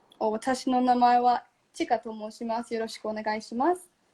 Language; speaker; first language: Japanese; non-native, local second language; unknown